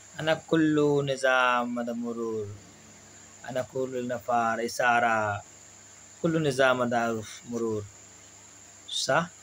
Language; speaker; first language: Arabic; non-native, learner; Hindi